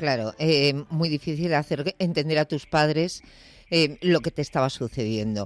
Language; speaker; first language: Spanish; native; Spanish